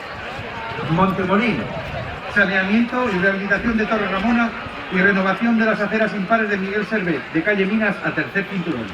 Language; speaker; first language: Spanish; native; Spanish